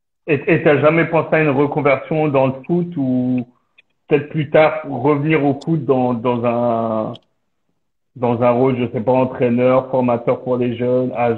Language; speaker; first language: French; native; French